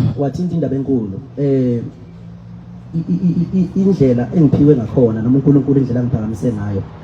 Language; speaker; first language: Zulu; native; Zulu